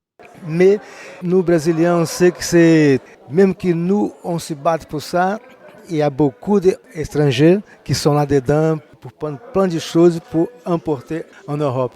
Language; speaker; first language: French; non-native, fluent; Portuguese